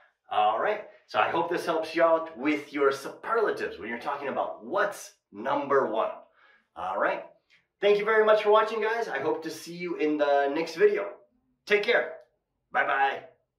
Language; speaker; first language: English; native; English